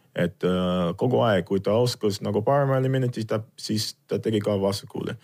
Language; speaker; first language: Estonian; non-native, fluent; English